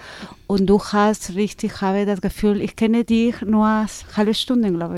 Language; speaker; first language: German; non-native, fluent; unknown